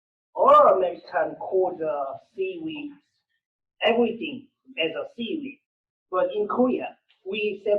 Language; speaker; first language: English; non-native, learner; Korean